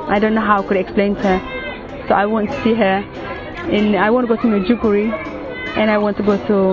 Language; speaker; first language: English; non-native, fluent; Tigrinya